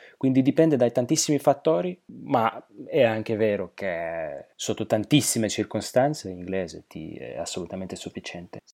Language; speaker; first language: Italian; non-native, fluent; Slovak